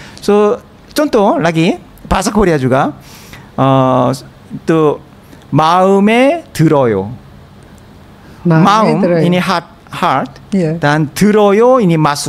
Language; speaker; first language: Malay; non-native, learner; Korean